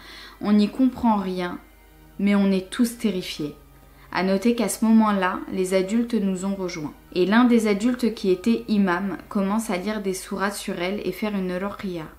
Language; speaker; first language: French; native; French